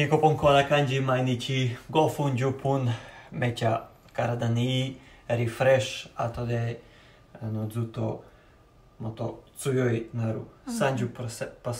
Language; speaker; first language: Japanese; non-native, learner; Serbian